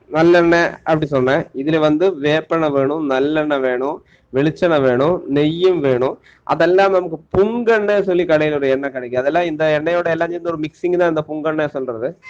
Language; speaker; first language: Tamil; non-native, local second language; Malayalam